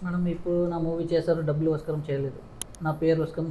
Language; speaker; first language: Telugu; non-native, local second language; Kannada